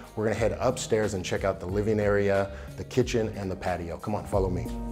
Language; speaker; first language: English; native; English